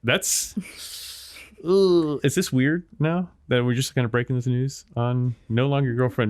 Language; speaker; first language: English; native; English